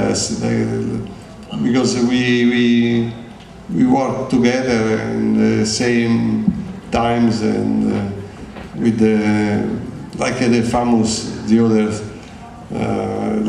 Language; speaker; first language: English; non-native, learner; Italian